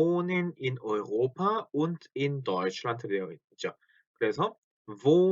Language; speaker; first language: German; non-native, fluent; Korean